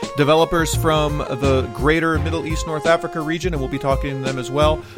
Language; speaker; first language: English; non-native, fluent; Persian